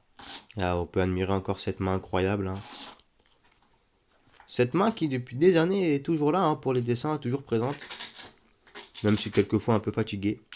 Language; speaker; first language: French; native; French